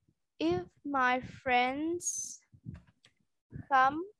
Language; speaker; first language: English; non-native, learner; Vietnamese